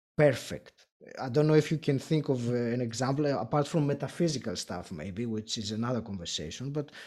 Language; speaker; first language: English; non-native, fluent; Greek